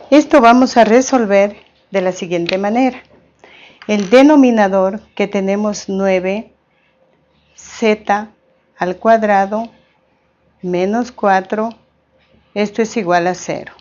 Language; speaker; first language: Spanish; native; Spanish